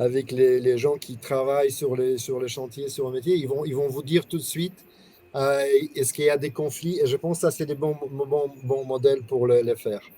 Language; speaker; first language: French; non-native, fluent; Polish